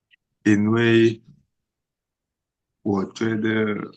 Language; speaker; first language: Chinese; non-native, learner; Indonesian